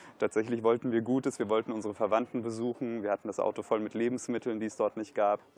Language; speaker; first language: German; native; German